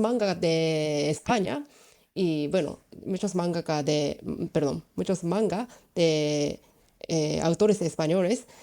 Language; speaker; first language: Spanish; non-native, learner; Japanese